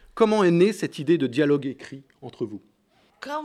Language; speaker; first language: French; native; French